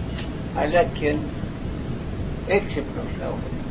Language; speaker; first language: Greek; non-native, learner; Russian